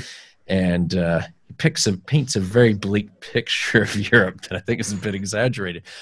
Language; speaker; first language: English; native; English